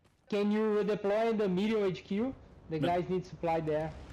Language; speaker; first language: English; non-native, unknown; Portuguese